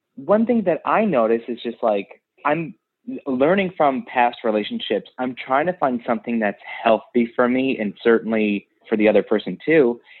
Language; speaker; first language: English; native; English